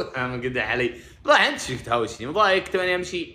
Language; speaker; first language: Arabic; native; Arabic